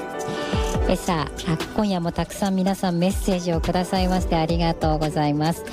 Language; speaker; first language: Japanese; native; Japanese